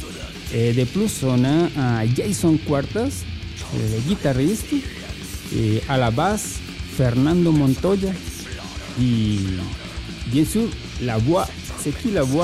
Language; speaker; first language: French; non-native, fluent; Spanish